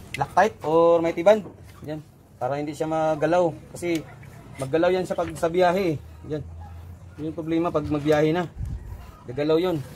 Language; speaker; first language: Filipino; non-native, local second language; Cebuano